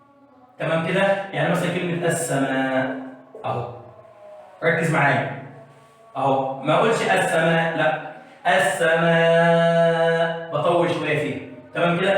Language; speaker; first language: Arabic; native; Arabic